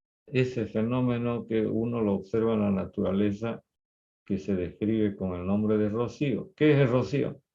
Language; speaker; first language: Spanish; native; Spanish